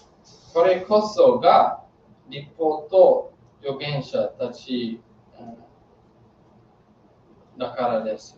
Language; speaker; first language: Japanese; non-native, learner; English